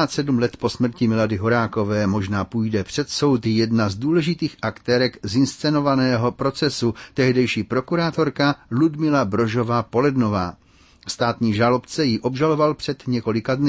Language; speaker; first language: Czech; native; Czech